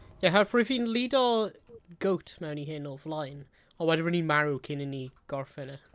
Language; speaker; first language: Welsh; native; Welsh